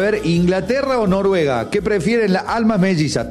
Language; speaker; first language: Spanish; native; Spanish